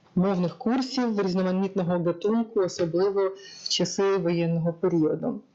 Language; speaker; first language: Ukrainian; native; Ukrainian